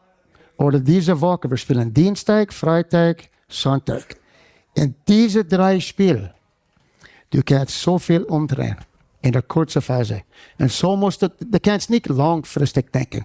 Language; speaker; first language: German; non-native, fluent; English